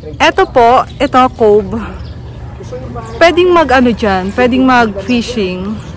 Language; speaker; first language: Filipino; native; Filipino